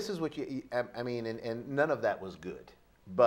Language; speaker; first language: English; native; English